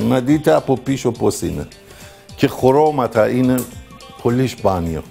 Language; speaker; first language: Greek; non-native, learner; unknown